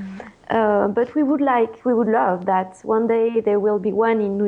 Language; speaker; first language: English; non-native, fluent; French